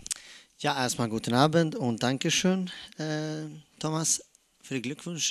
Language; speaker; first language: German; non-native, fluent; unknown